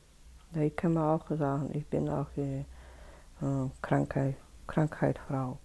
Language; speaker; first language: German; non-native, learner; Russian